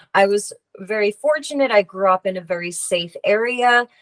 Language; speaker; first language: English; native; English